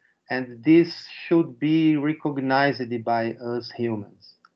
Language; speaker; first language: English; non-native, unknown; Portuguese